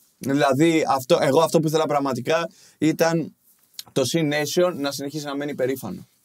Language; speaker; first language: Greek; early bilingual, other home language; Albanian